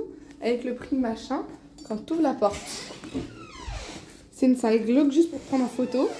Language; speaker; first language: French; native; French